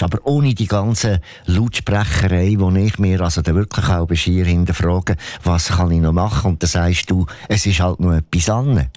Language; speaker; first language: German; native; German